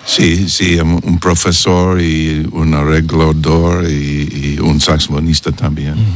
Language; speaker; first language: Spanish; non-native, learner; English